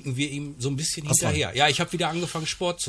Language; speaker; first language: German; native; German